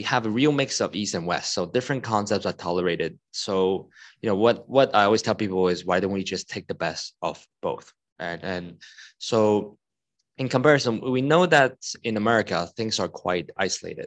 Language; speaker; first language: English; non-native, local second language; Cantonese